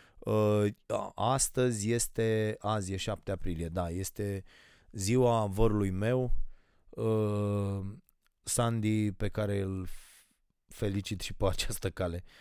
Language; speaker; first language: Romanian; native; Romanian